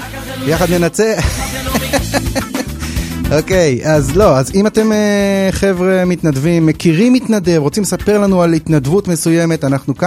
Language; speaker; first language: Hebrew; native; Hebrew